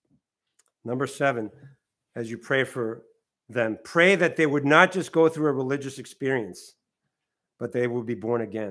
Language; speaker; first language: English; native; English